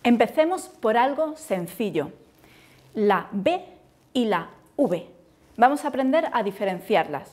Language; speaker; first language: Spanish; native; Spanish